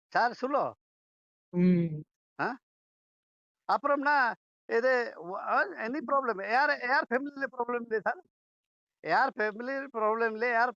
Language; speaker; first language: Tamil; non-native, learner; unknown